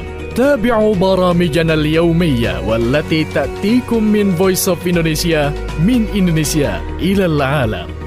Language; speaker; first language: Arabic; non-native, fluent; Indonesian